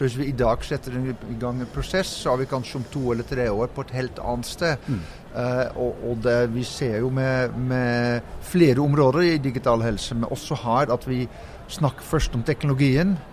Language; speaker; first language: Norwegian; non-native, fluent; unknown